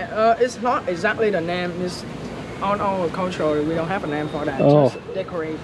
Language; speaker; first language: English; non-native, learner; Vietnamese